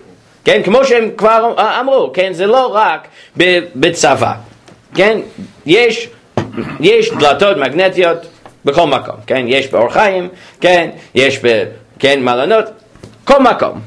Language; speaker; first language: Hebrew; non-native, fluent; English